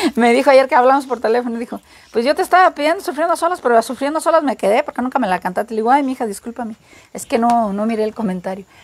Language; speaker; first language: Spanish; native; Spanish